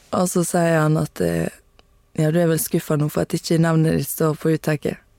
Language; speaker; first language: Norwegian; native; Norwegian